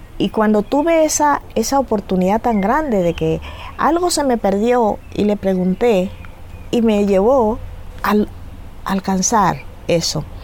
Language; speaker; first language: Spanish; native; Spanish